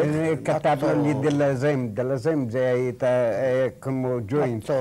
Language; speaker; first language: Hebrew; non-native, fluent; Arabic